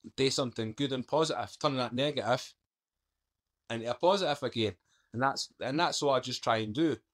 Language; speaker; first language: English; native; English